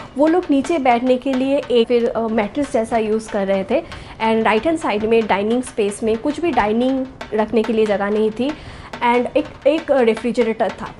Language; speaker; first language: Hindi; non-native, local second language; Bangla